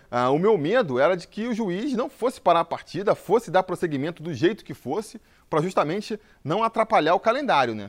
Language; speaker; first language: Portuguese; native; Portuguese